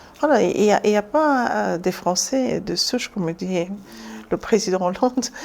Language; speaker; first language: French; non-native, local second language; Arabic